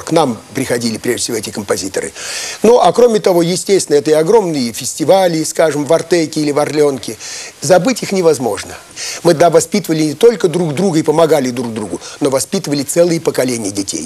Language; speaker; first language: Russian; native; Russian